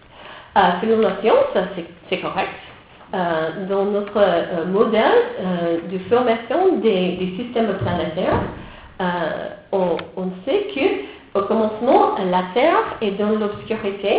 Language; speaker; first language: French; non-native, fluent; English